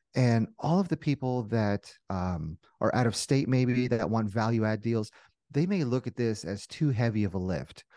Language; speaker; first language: English; native; English